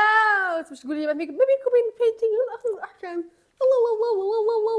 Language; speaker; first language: Arabic; native; Arabic